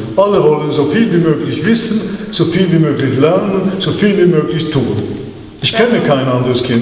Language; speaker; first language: German; non-native, fluent; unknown